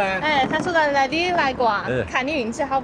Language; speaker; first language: Chinese; native; Chinese